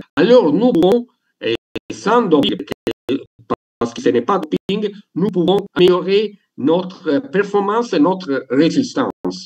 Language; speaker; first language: French; non-native, learner; Italian